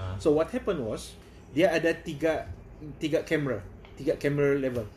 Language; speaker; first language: English; non-native, local second language; Malay